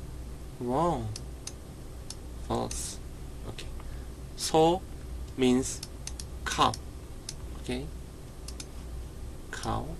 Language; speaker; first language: English; non-native, learner; Korean